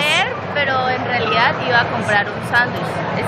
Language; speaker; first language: Spanish; native; Spanish